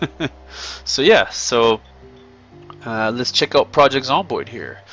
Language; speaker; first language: English; native; English